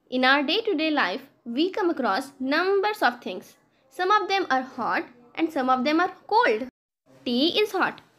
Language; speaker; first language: Hindi; native; Hindi